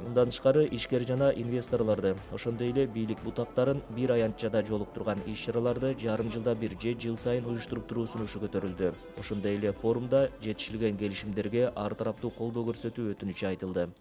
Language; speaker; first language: Kyrgyz; native; Kyrgyz